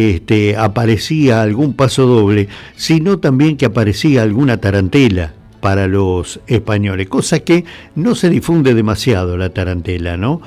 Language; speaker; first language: Spanish; native; Spanish